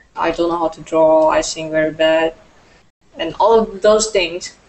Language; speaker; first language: English; non-native, fluent; Vietnamese